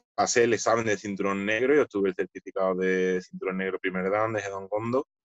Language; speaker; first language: Spanish; native; Spanish